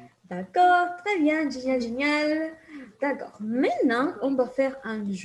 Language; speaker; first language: French; non-native, fluent; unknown